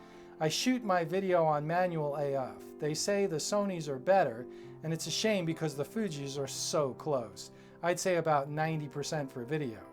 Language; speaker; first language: English; native; English